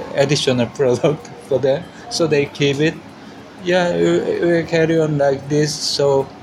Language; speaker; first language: English; non-native, learner; Korean